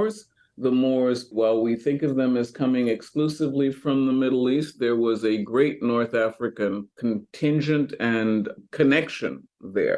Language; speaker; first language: English; native; English